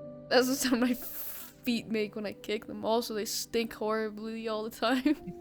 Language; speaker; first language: English; native; English